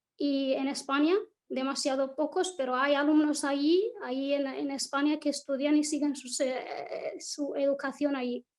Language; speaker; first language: Spanish; non-native, local second language; Arabic